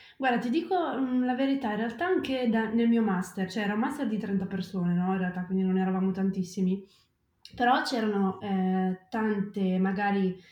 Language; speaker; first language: Italian; native; Italian